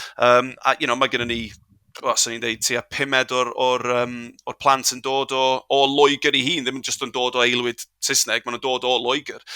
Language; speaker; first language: Welsh; non-native, local second language; English